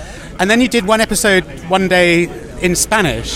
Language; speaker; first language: English; native; English